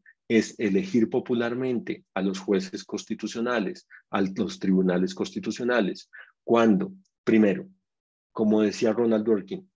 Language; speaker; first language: Spanish; native; Spanish